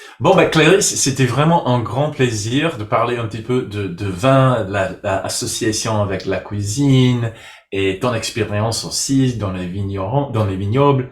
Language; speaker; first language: French; non-native, learner; English